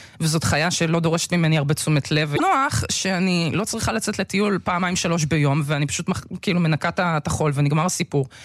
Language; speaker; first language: Hebrew; early bilingual, other home language; Russian